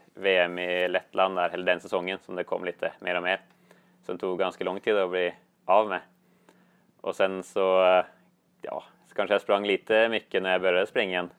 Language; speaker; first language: Swedish; non-native, fluent; Norwegian